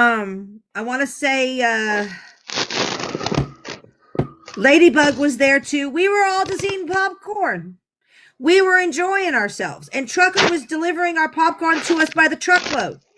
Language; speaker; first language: English; native; English